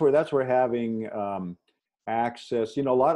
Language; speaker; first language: English; native; English